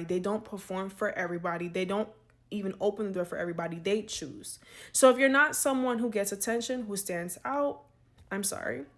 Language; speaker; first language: English; native; English